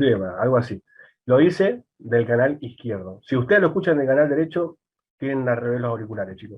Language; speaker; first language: Spanish; native; Spanish